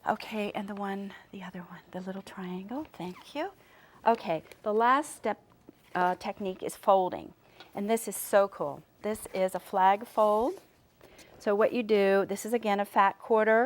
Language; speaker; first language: English; native; English